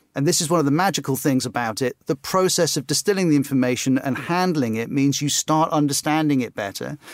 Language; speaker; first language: English; native; English